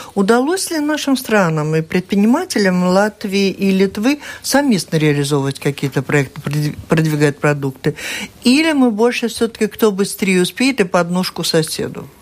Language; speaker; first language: Russian; native; Russian